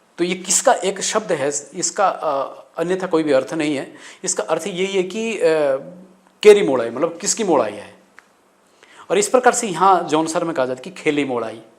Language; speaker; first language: Hindi; non-native, local second language; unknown